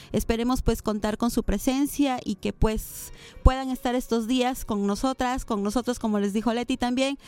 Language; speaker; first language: Spanish; native; Spanish